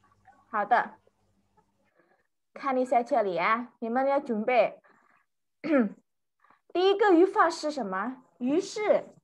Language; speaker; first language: Chinese; non-native, fluent; Indonesian